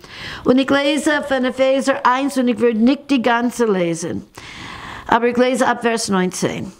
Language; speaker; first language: German; non-native, fluent; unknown